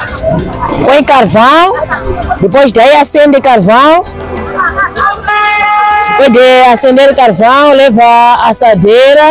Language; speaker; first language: Portuguese; non-native, local second language; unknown